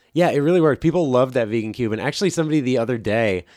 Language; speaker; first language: English; native; English